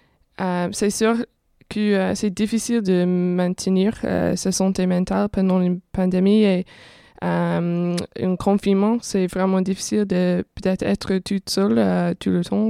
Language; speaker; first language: French; non-native, fluent; English